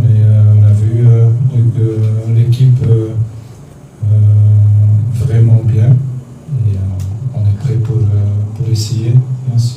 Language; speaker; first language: French; non-native, learner; Dutch